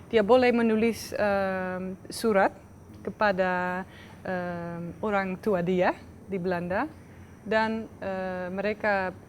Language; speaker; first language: Indonesian; non-native, fluent; Dutch